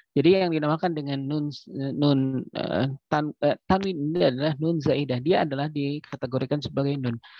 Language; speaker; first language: Indonesian; native; Indonesian